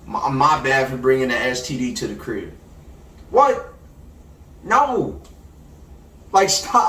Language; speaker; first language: English; native; English